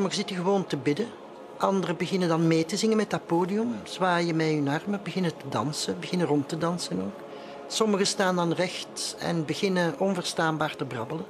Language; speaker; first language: Dutch; native; Dutch